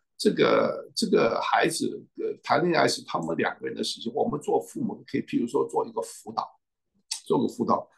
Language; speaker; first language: Chinese; native; Chinese